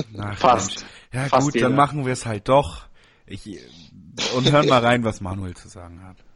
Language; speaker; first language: German; native; German